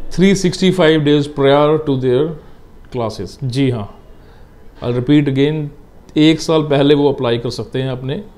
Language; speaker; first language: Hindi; non-native, local second language; Punjabi